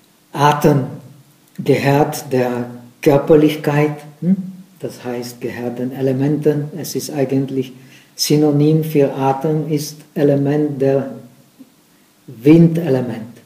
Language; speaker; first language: German; non-native, fluent; Czech